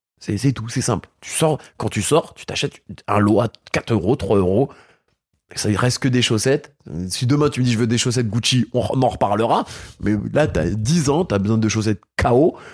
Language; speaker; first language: French; early bilingual, other home language; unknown